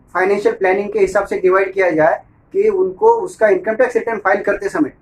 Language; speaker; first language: Hindi; non-native, local second language; Marathi